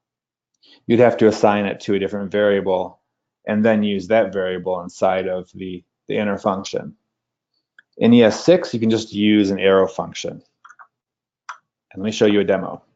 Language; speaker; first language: English; native; English